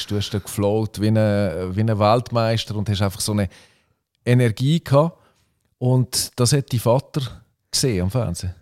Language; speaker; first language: German; native; German